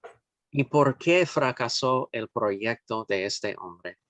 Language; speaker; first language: Spanish; non-native, fluent; English